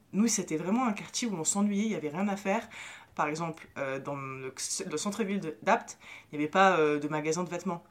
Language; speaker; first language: French; early bilingual, other home language; Arabic